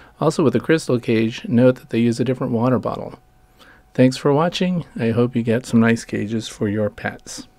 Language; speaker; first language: English; native; English